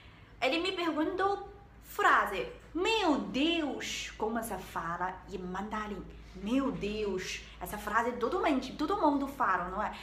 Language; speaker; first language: Portuguese; non-native, learner; Chinese